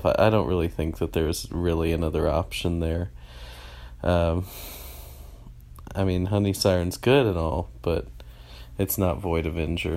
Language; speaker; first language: English; native; English